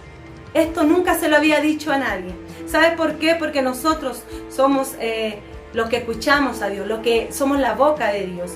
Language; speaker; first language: Spanish; native; Spanish